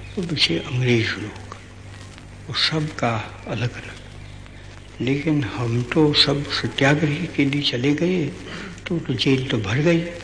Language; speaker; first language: Hindi; non-native, local second language; Gujarati